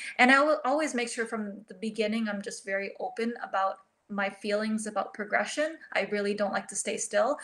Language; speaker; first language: English; early bilingual, other home language; Filipino